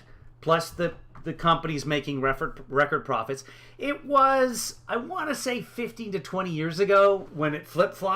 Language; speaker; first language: English; native; English